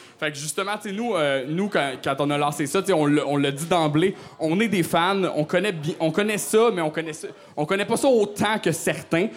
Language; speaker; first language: French; native; French